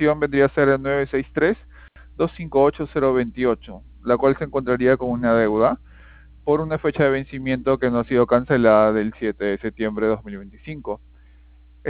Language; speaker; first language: Spanish; native; Spanish